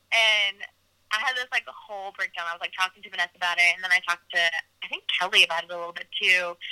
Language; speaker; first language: English; native; English